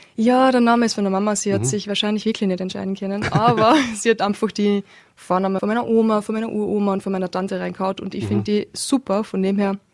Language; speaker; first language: German; native; German